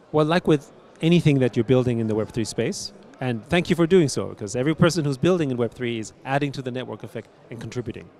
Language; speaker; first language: English; early bilingual, other home language; German